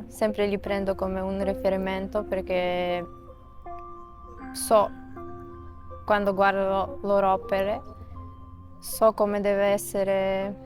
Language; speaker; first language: Italian; non-native, fluent; Macedonian